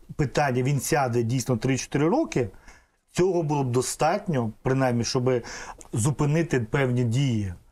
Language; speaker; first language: Ukrainian; non-native, local second language; Russian